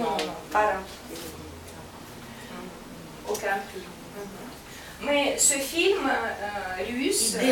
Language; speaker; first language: French; non-native, fluent; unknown